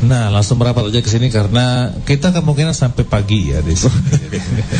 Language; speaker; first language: Indonesian; native; Indonesian